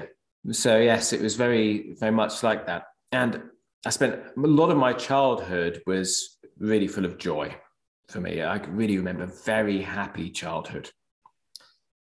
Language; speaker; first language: English; native; English